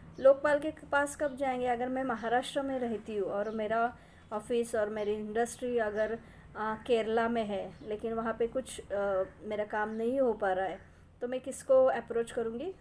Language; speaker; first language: Hindi; non-native, local second language; Marathi